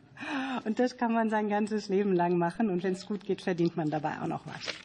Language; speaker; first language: German; native; German